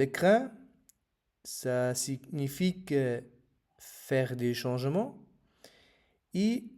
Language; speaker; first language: French; non-native, fluent; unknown